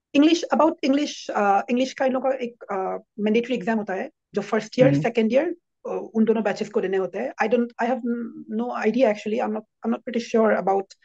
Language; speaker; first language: Hindi; non-native, local second language; Assamese